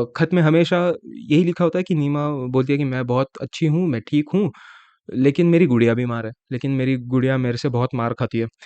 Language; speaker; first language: Hindi; non-native, local second language; Marathi